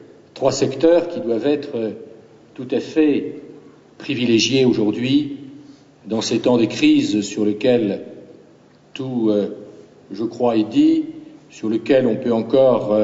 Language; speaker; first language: French; native; French